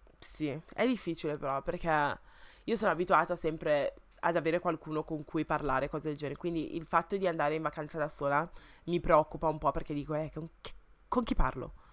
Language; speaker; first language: Italian; early bilingual, other home language; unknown